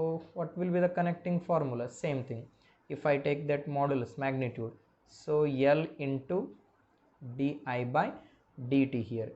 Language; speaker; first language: English; non-native, local second language; Kannada